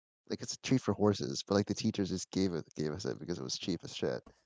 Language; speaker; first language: English; native; English